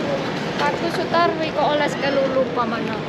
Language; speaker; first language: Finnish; non-native, learner; Indonesian